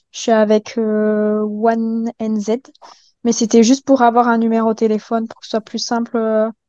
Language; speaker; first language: French; native; French